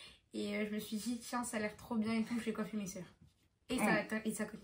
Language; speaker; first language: French; native; French